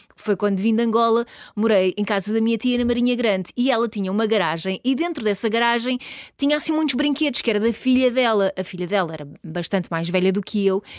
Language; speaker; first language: Portuguese; native; Portuguese